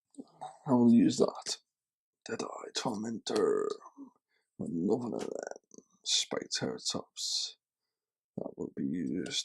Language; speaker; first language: English; native; English